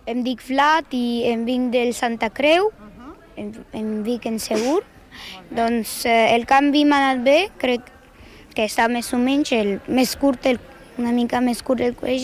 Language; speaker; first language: Catalan; non-native, learner; Ukrainian